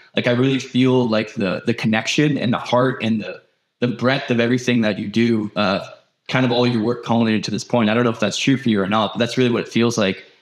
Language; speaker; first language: English; native; English